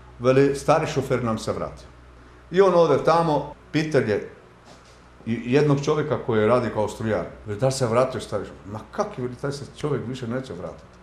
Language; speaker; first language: Bosnian; non-native, local second language; Romanian